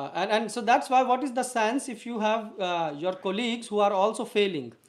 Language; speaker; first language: English; non-native, local second language; Hindi